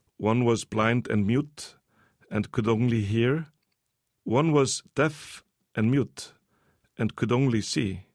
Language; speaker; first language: English; early bilingual, other home language; Icelandic